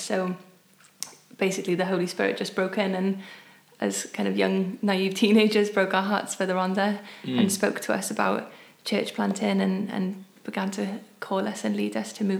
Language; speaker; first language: English; native; English